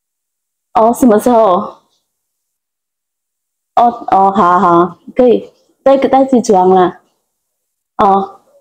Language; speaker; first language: Chinese; non-native, learner; Indonesian